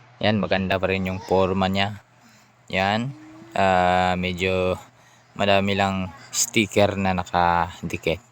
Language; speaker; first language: Filipino; non-native, local second language; Cebuano